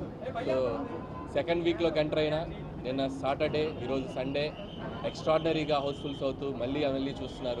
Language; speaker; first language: Telugu; native; Telugu